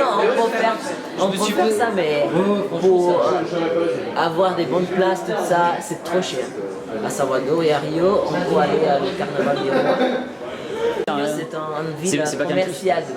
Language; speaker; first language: French; non-native, learner; Portuguese